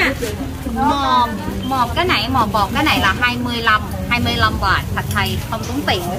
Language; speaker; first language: Vietnamese; early bilingual, heritage; Vietnamese